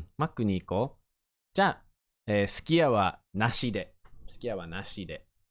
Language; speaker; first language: Japanese; non-native, fluent; English